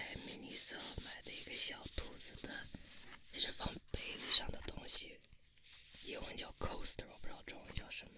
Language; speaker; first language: Chinese; early bilingual, heritage; Chinese